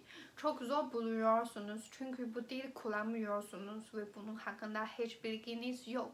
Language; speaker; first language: Turkish; non-native, learner; Chinese